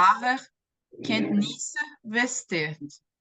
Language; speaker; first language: German; non-native, learner; Portuguese